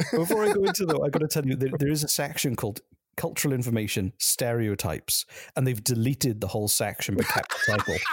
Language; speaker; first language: English; native; English